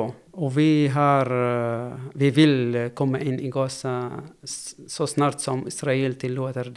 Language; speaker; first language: Swedish; non-native, fluent; Arabic